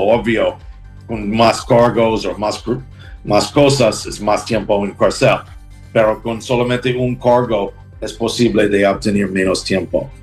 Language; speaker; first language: Spanish; non-native, learner; English